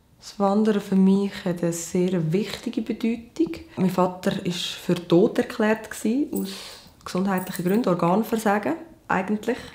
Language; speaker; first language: German; early bilingual, other home language; Portuguese